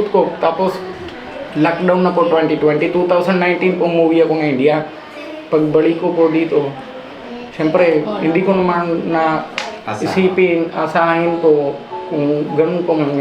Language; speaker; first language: Filipino; non-native, learner; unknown